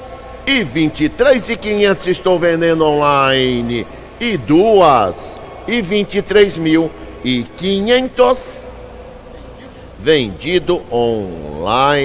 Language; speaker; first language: Portuguese; native; Portuguese